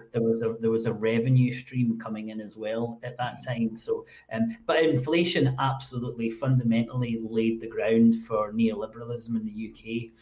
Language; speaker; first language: English; native; English